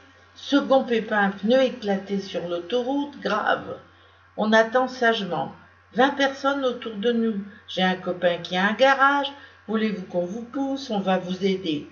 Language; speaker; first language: French; native; French